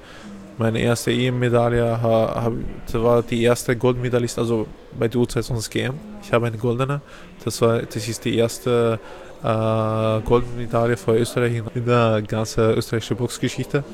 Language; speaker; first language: German; non-native, fluent; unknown